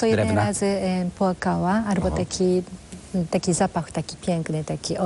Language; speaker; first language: Polish; non-native, fluent; Japanese